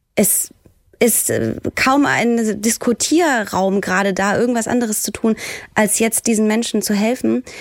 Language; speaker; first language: German; early bilingual, other home language; Persian